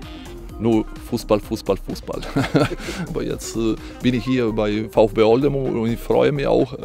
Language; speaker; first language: German; non-native, fluent; Croatian